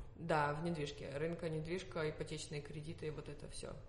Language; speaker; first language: Russian; non-native, fluent; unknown